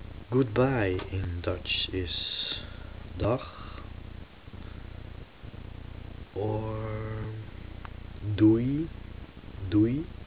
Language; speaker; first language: English; non-native, fluent; Dutch